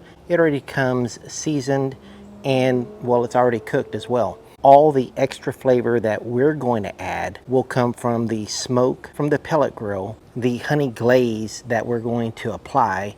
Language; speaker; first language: English; native; English